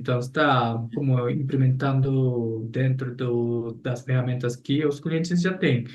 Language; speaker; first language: Portuguese; non-native, fluent; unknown